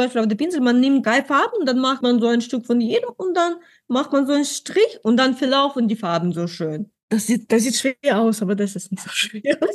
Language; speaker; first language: German; non-native, fluent; Ukrainian